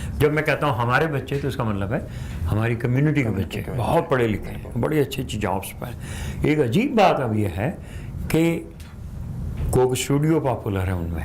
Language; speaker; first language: Urdu; non-native, local second language; Gujarati